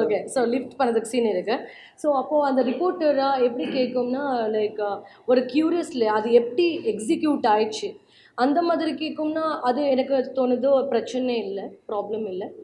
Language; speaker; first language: Tamil; non-native, learner; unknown